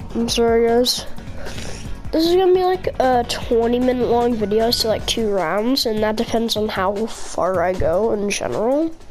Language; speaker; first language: English; native; English